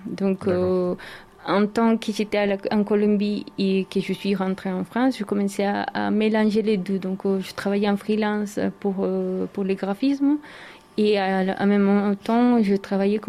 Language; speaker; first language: French; non-native, learner; Spanish